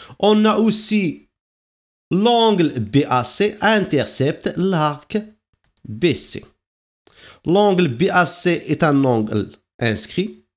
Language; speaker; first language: French; non-native, local second language; Arabic